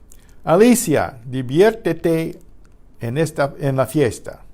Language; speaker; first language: Spanish; non-native, fluent; English